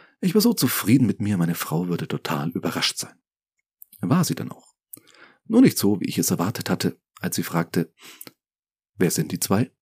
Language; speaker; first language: German; native; German